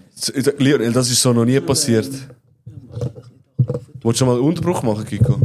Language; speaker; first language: German; native; German